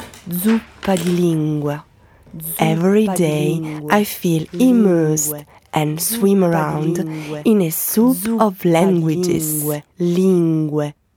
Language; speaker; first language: English; non-native, fluent; Italian